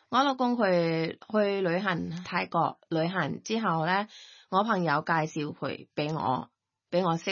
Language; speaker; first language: Cantonese; non-native, fluent; Thai